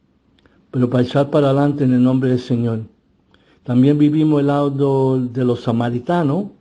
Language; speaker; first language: Spanish; early bilingual, heritage; Spanish